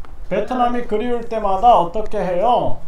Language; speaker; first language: Korean; non-native, fluent; Vietnamese